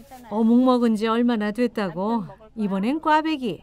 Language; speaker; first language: Korean; native; Korean